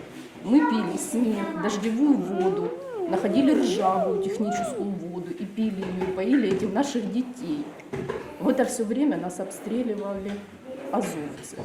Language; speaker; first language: Russian; native; Russian